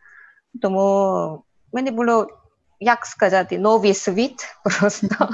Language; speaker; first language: Ukrainian; non-native, learner; Korean